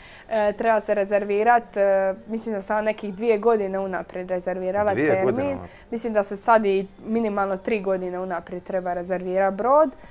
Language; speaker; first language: Croatian; native; Croatian